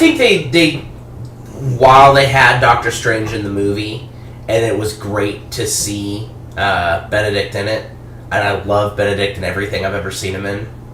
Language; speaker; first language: English; native; English